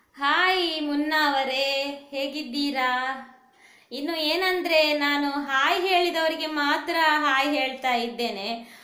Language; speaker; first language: Kannada; non-native, local second language; Tulu